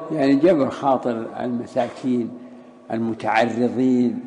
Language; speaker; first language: Arabic; native; Arabic